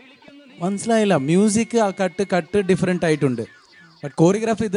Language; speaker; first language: Malayalam; non-native, learner; Tamil